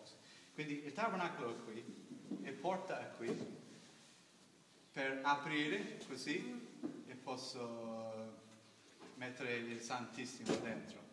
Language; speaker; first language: Italian; non-native, learner; English